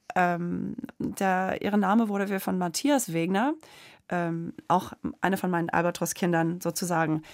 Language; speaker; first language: German; non-native, fluent; English